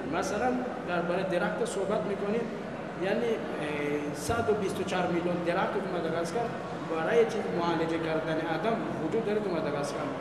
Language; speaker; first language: Persian; non-native, learner; Malagasy